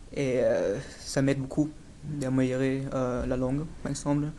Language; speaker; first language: French; non-native, fluent; German